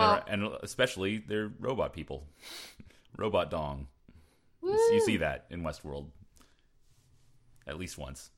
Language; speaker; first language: English; native; English